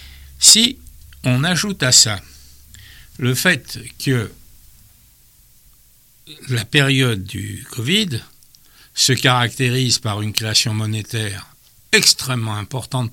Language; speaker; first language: French; native; French